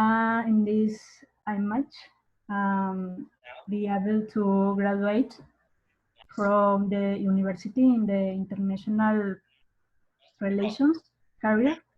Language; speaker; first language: English; non-native, learner; Spanish